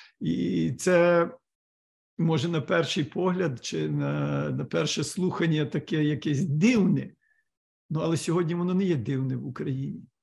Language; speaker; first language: Ukrainian; early bilingual, heritage; Ukrainian